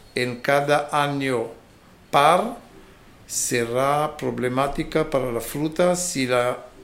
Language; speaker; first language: Spanish; non-native, fluent; Hebrew